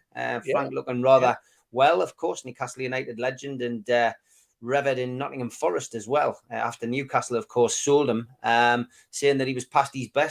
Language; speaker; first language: English; native; English